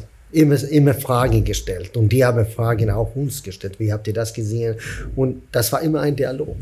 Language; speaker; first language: German; non-native, fluent; Swedish